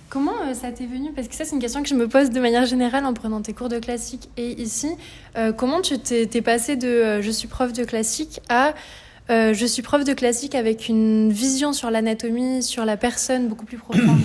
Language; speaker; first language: French; native; French